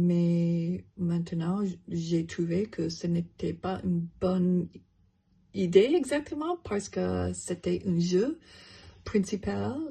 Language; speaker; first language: French; non-native, learner; English